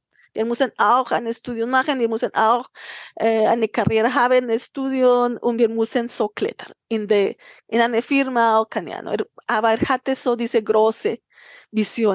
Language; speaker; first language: German; non-native, fluent; Spanish